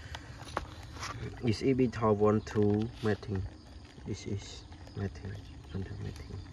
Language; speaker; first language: English; non-native, learner; Khmer